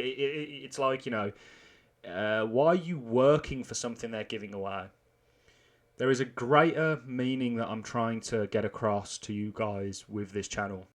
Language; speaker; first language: English; native; English